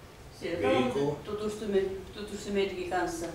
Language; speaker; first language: Finnish; non-native, fluent; Russian